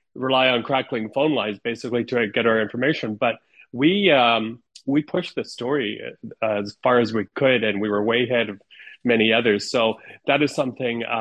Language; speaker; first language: English; non-native, fluent; Ukrainian